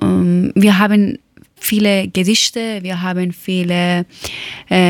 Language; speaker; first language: German; non-native, learner; Persian